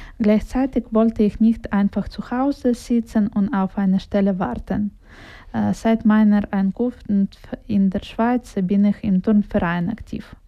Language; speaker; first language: German; non-native, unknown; Russian